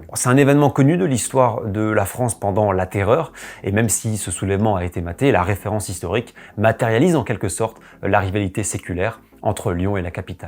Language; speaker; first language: French; native; French